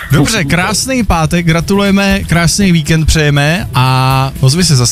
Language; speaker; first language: Czech; native; Czech